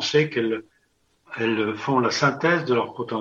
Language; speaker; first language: French; native; French